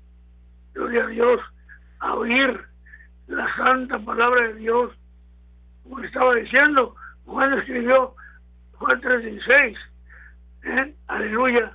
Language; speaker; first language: Spanish; native; Spanish